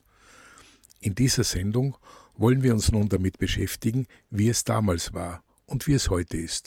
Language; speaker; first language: German; native; German